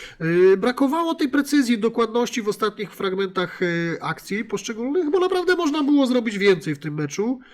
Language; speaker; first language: Polish; native; Polish